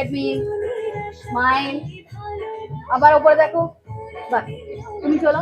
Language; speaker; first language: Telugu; non-native, local second language; Bangla